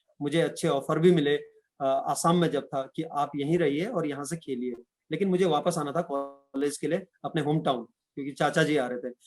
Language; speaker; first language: Hindi; non-native, local second language; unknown